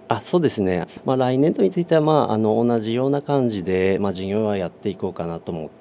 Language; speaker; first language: Japanese; native; Japanese